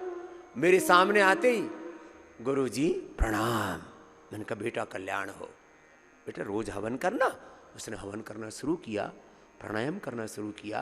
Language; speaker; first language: Hindi; native; Hindi